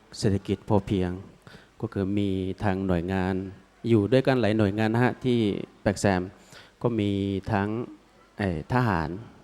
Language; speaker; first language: Thai; native; Thai